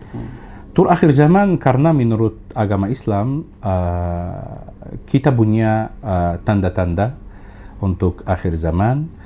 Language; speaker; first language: Indonesian; non-native, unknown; Arabic